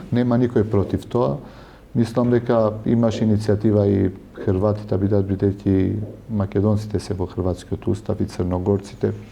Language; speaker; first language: Macedonian; non-native, local second language; Albanian